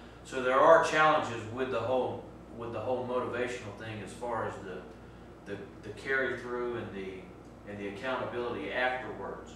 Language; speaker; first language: English; native; English